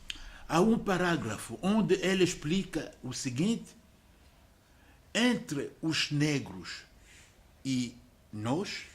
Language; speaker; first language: Portuguese; non-native, fluent; French